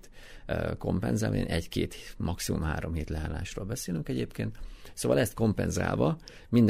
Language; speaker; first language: Hungarian; native; Hungarian